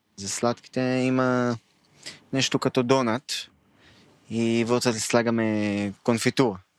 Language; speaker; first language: Bulgarian; non-native, learner; Hebrew